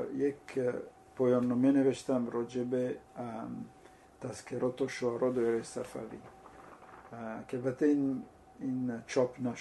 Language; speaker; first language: Persian; non-native, fluent; Italian